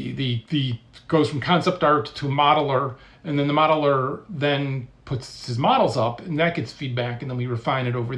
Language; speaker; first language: English; native; English